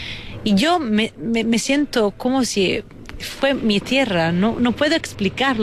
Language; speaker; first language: Spanish; non-native, fluent; Italian